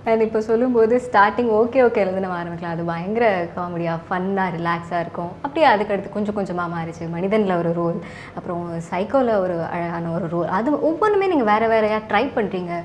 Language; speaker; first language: Tamil; native; Tamil